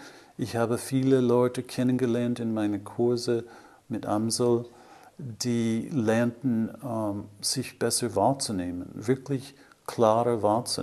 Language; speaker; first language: German; non-native, fluent; English